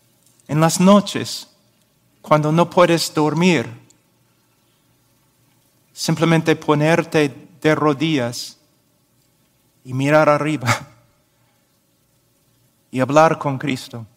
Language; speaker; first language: Spanish; non-native, fluent; English